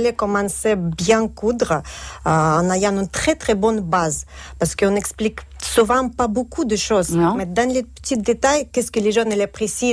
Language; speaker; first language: French; non-native, fluent; Russian